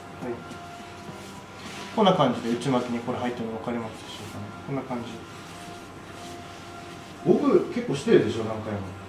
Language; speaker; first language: Japanese; native; Japanese